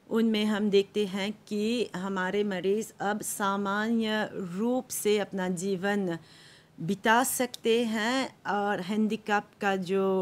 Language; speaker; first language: Hindi; non-native, local second language; Morisyen